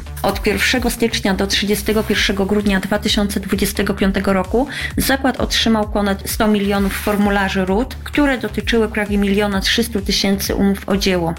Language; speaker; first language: Polish; native; Polish